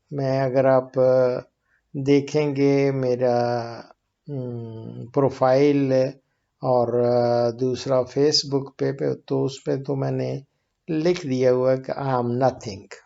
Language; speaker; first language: Urdu; native; Urdu